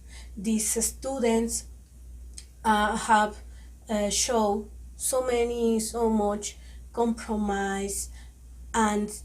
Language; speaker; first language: English; non-native, learner; Spanish